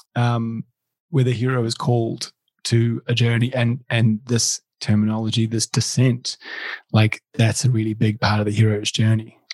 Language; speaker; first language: English; native; English